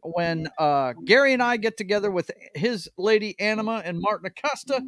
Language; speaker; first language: English; native; English